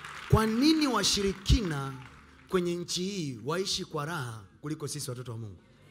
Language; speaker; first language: Swahili; native; Swahili